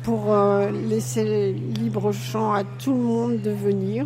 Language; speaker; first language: French; native; French